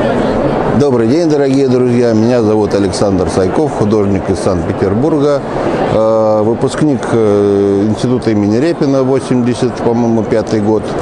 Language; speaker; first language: Russian; native; Russian